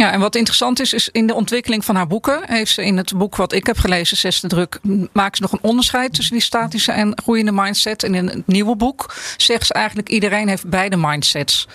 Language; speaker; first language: Dutch; native; Dutch